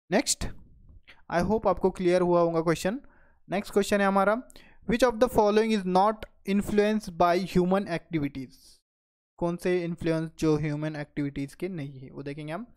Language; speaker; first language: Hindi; non-native, local second language; Marathi